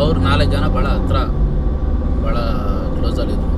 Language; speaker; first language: Kannada; non-native, local second language; Urdu